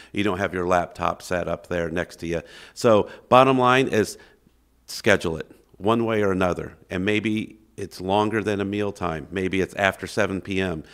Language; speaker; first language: English; native; English